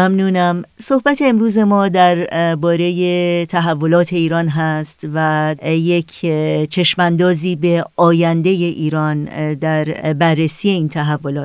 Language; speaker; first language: Persian; native; Persian